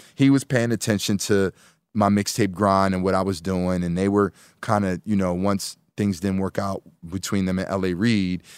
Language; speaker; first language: English; native; English